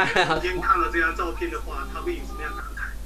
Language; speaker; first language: Chinese; native; Chinese